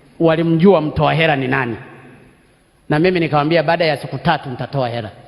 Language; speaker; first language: Swahili; non-native, local second language; Sukuma